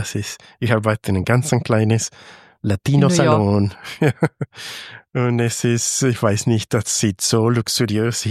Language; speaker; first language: German; non-native, fluent; Spanish